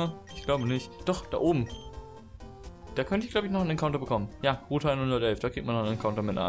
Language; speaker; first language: German; native; German